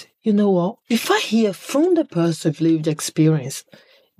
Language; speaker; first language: English; non-native, fluent; Portuguese